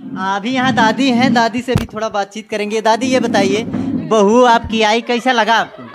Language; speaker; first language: Hindi; native; Hindi